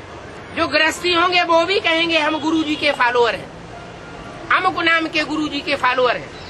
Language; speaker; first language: Hindi; native; Hindi